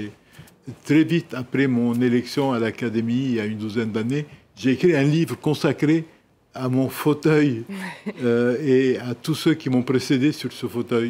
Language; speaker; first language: French; non-native, local second language; Arabic